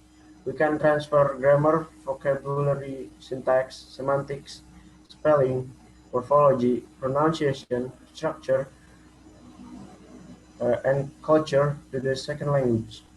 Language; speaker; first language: English; non-native, learner; Indonesian